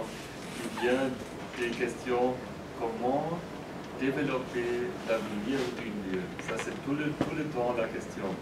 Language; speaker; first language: French; non-native, fluent; German